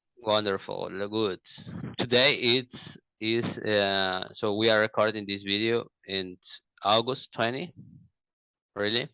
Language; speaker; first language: English; non-native, learner; Portuguese